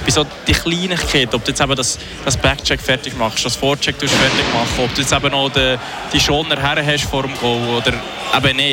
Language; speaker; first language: German; native; German